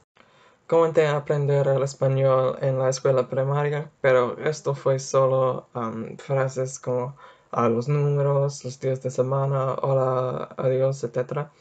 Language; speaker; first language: Spanish; non-native, fluent; English